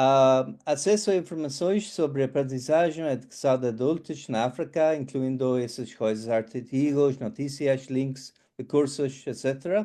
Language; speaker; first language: Portuguese; non-native, fluent; English